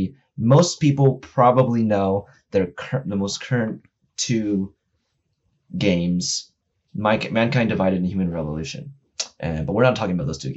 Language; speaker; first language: English; native; English